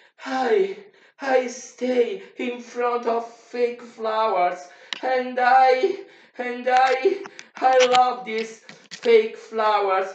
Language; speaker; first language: English; non-native, learner; Italian